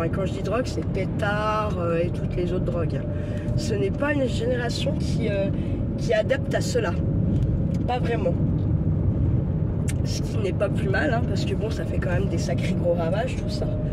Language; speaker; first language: French; native; French